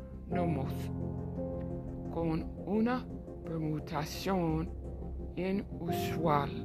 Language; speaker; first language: Spanish; non-native, learner; English